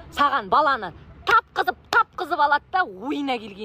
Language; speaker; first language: Kazakh; native; Kazakh